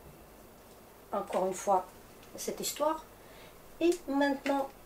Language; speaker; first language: French; non-native, fluent; Russian